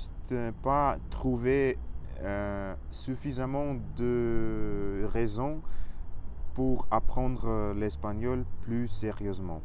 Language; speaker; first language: French; non-native, learner; Russian